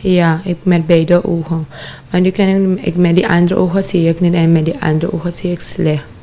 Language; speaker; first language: Dutch; non-native, local second language; Sranan Tongo